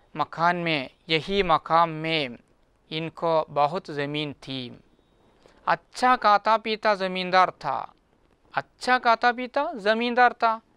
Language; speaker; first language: Hindi; non-native, local second language; Malayalam